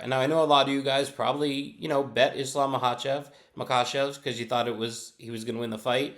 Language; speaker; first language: English; native; English